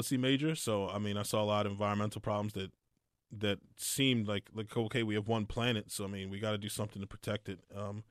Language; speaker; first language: English; native; English